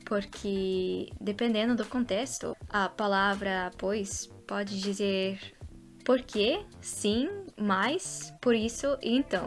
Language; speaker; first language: Portuguese; non-native, fluent; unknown